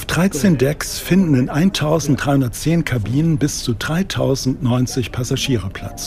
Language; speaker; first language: German; native; German